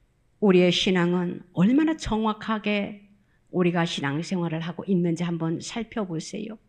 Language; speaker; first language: Korean; native; Korean